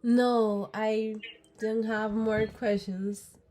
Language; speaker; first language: English; non-native, learner; Spanish